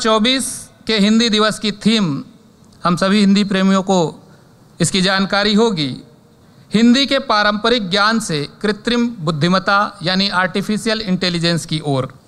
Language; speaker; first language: Hindi; native; Hindi